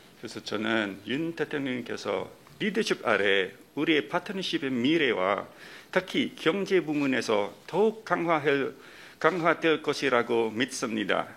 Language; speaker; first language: Korean; non-native, fluent; Indonesian